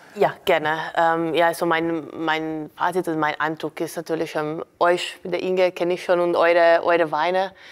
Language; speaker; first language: German; non-native, fluent; Hungarian